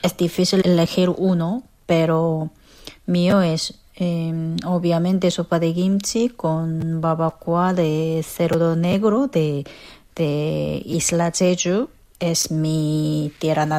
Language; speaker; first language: Spanish; non-native, fluent; Korean